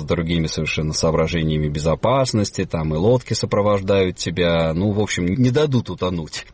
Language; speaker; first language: Russian; native; Russian